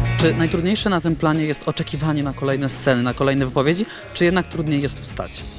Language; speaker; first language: Polish; native; Polish